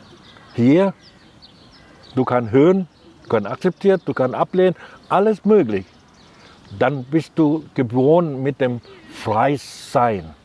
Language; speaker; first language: German; non-native, learner; Thai